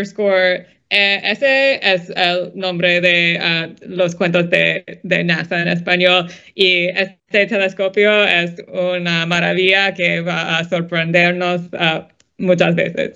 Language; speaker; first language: Spanish; non-native, fluent; English